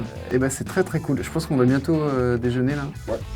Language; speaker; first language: French; native; French